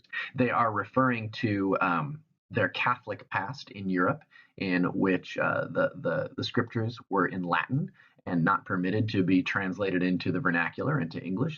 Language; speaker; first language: English; native; English